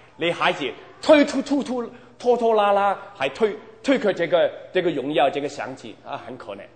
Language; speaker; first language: Chinese; non-native, local second language; Cantonese